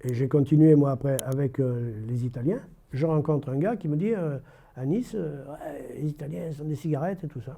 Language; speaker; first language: French; native; French